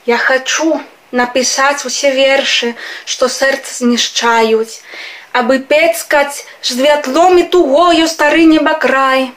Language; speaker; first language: Belarusian; non-native, fluent; Spanish